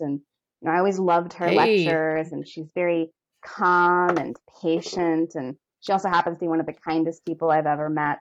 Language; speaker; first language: English; native; English